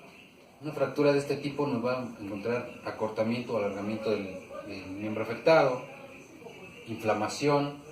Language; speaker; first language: Spanish; native; Spanish